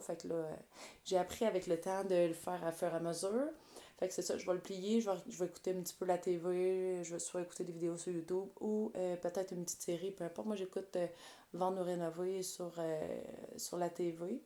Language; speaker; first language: French; native; French